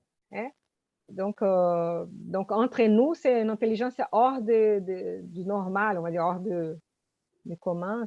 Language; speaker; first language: French; native; French